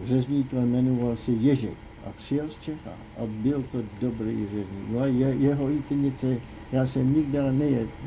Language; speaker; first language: Czech; early bilingual, heritage; Czech